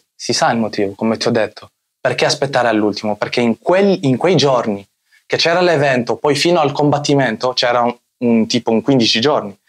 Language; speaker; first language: Italian; early bilingual, other home language; Arabic